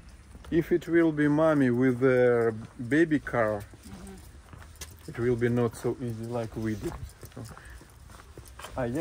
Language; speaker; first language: English; non-native, learner; Russian